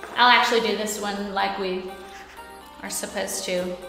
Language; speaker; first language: English; native; English